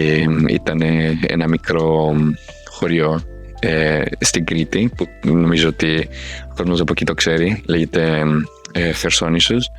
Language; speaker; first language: Greek; non-native, fluent; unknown